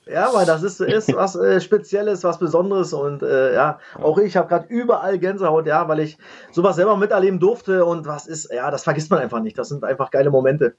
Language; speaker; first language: German; native; German